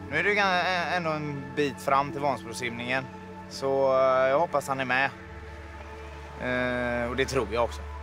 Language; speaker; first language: Swedish; native; Swedish